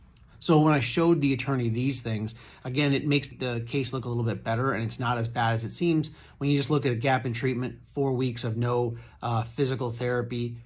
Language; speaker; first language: English; native; English